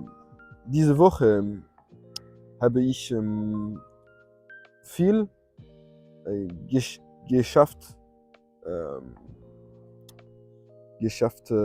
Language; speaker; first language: German; non-native, learner; French